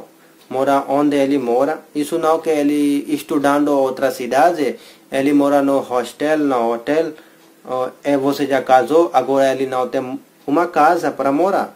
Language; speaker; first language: Portuguese; non-native, learner; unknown